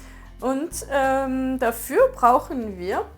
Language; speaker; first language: German; non-native, fluent; French